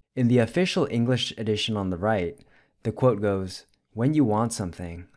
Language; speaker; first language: English; native; English